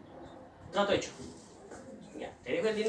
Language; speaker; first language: Spanish; native; Spanish